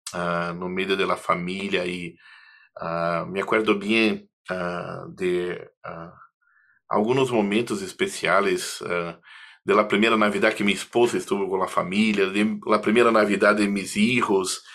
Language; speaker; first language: Spanish; non-native, fluent; Portuguese